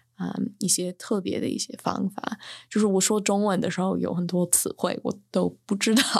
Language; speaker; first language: Chinese; non-native, fluent; English